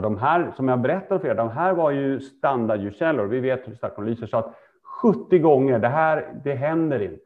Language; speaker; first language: Swedish; native; Swedish